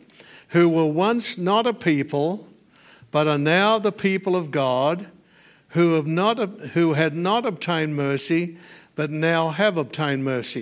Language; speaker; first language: English; native; English